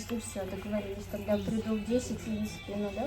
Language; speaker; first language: Russian; native; Russian